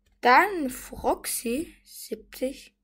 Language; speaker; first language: German; native; German